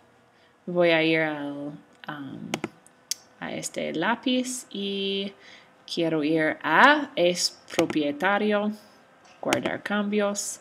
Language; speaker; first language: Spanish; non-native, learner; English